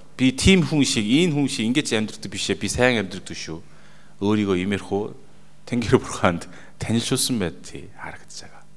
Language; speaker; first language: Mongolian; non-native, fluent; Korean